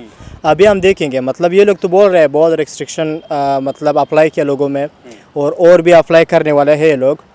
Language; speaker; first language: Hindi; non-native, fluent; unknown